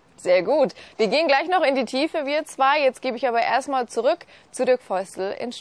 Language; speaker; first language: German; native; German